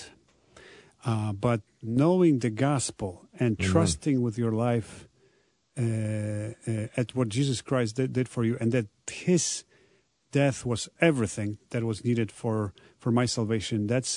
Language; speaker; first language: English; non-native, fluent; Polish